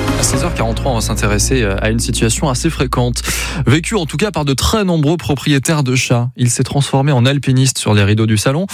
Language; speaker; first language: French; native; French